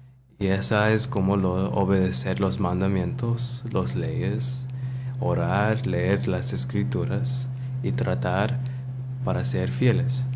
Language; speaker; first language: Spanish; non-native, learner; English